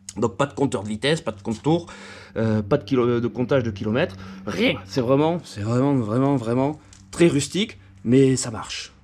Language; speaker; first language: French; native; French